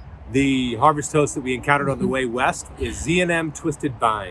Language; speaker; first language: English; native; English